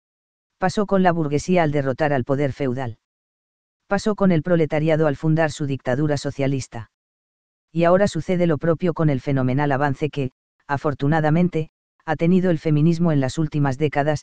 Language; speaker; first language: Spanish; native; Spanish